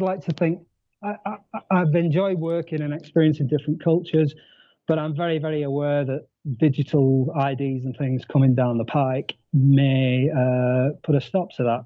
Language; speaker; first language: English; native; English